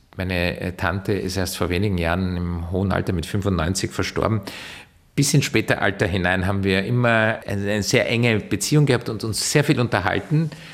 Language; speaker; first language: German; early bilingual, other home language; Turkish